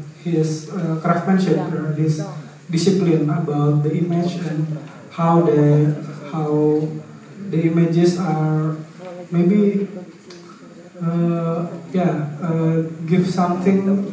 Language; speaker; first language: English; non-native, fluent; Indonesian